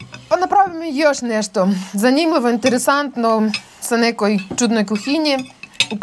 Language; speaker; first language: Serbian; non-native, learner; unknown